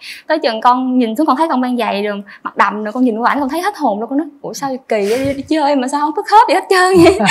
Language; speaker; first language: Vietnamese; native; Vietnamese